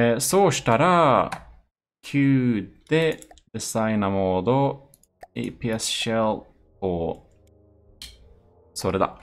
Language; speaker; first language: Japanese; non-native, learner; Swedish